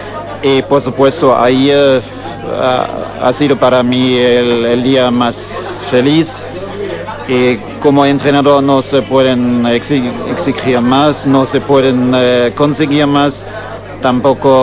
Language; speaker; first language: Spanish; non-native, fluent; German